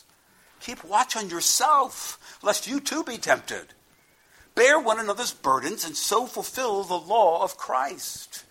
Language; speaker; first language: English; native; English